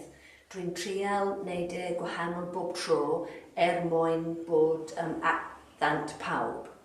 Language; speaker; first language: Welsh; non-native, fluent; English